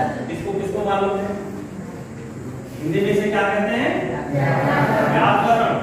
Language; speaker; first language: Hindi; native; Hindi